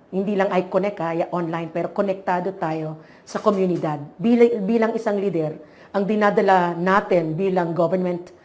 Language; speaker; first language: Filipino; non-native, local second language; Maranao